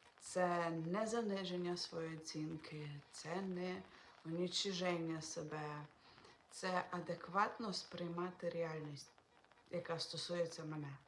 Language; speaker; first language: Ukrainian; non-native, local second language; Russian